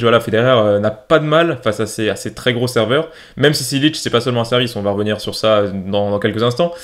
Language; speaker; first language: French; native; French